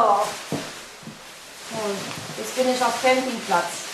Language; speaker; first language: German; non-native, fluent; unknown